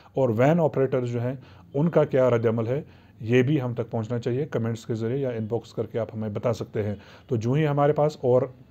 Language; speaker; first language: Hindi; non-native, local second language; Kashmiri